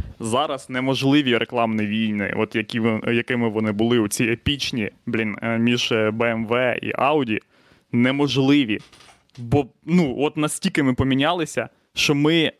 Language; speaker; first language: Ukrainian; non-native, local second language; Russian